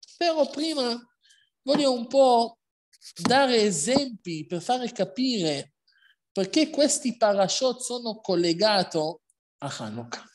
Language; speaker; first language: Italian; non-native, fluent; Hebrew